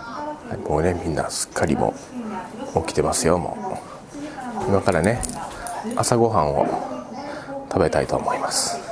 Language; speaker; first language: Japanese; native; Japanese